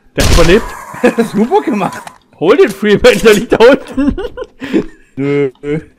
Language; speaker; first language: German; native; German